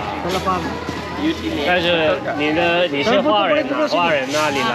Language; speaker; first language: Chinese; non-native, learner; English